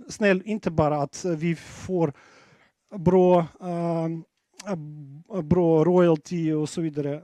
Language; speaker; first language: Swedish; non-native, fluent; Russian